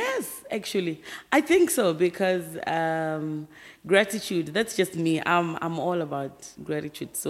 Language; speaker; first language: English; non-native, local second language; Tsonga